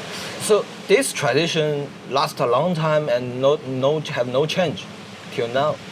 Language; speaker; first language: English; non-native, learner; Chinese